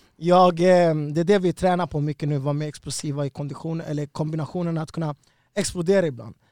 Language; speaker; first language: Swedish; early bilingual, other home language; Spanish